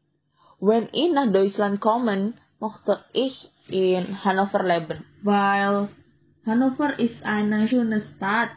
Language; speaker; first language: German; non-native, learner; Indonesian